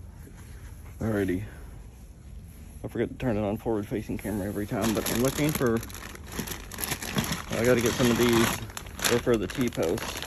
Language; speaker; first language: English; native; English